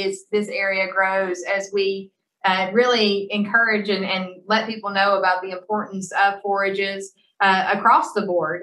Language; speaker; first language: English; native; English